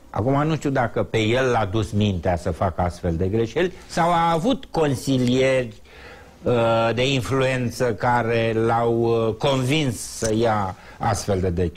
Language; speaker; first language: Romanian; native; Romanian